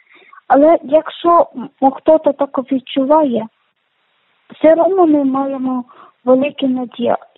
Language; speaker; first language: Ukrainian; non-native, learner; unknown